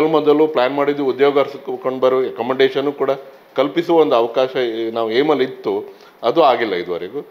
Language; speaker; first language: Kannada; native; Kannada